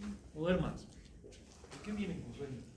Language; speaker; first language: Spanish; native; Spanish